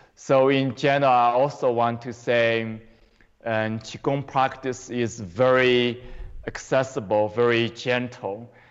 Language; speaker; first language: English; non-native, fluent; Chinese